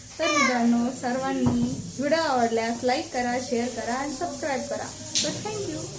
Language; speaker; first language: Marathi; non-native, local second language; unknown